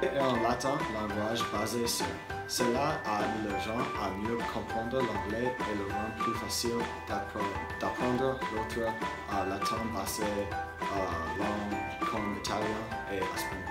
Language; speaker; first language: French; non-native, learner; English